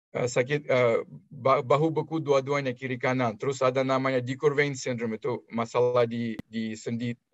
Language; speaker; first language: Indonesian; non-native, fluent; Russian